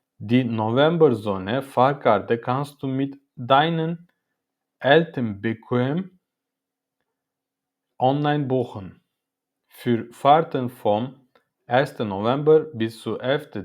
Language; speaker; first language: German; non-native, learner; Turkish